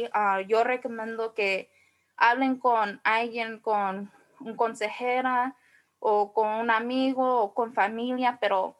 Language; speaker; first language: Spanish; early bilingual, heritage; Spanish